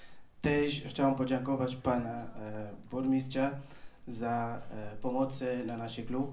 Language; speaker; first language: Polish; non-native, learner; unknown